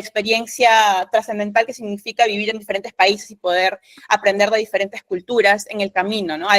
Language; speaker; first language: Spanish; native; Spanish